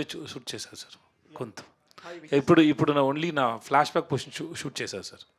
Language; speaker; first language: Telugu; non-native, learner; Tamil